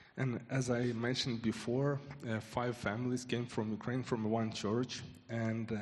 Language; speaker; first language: English; non-native, fluent; Ukrainian